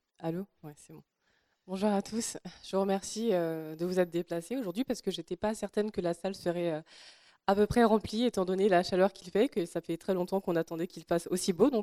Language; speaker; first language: French; native; French